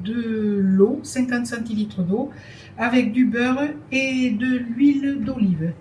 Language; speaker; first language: French; native; French